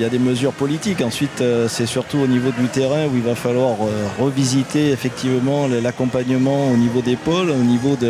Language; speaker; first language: French; native; French